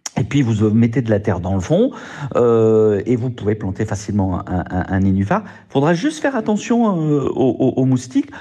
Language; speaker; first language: French; native; French